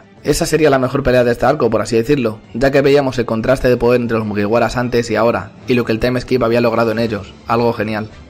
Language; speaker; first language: Spanish; native; Spanish